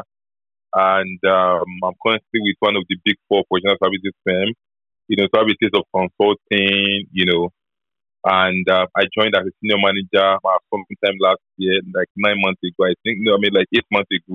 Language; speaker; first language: English; non-native, local second language; Yoruba